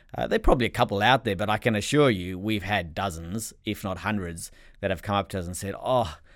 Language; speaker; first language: English; native; English